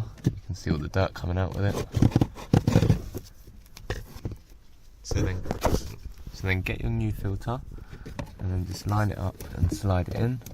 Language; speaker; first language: English; native; English